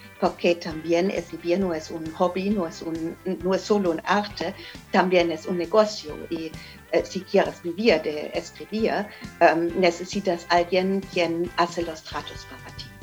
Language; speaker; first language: Spanish; non-native, learner; German